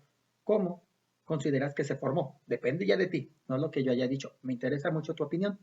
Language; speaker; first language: Spanish; native; Spanish